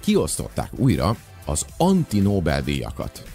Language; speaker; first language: Hungarian; native; Hungarian